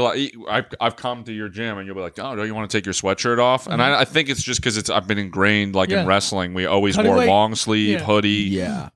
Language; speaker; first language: English; native; English